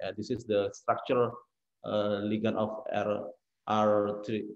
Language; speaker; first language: English; non-native, learner; Indonesian